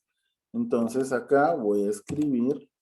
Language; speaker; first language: Spanish; native; Spanish